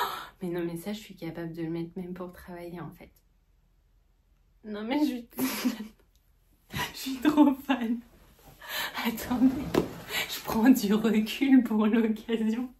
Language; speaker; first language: French; native; French